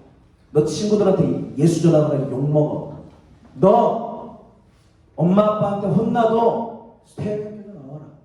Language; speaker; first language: Korean; native; Korean